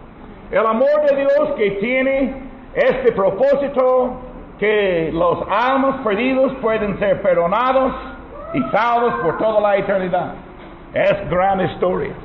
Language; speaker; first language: Spanish; non-native, learner; English